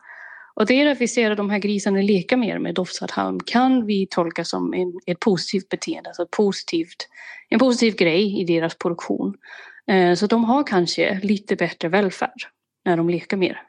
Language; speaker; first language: Swedish; non-native, fluent; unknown